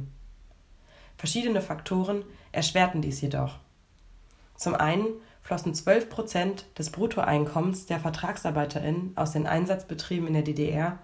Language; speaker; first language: German; native; German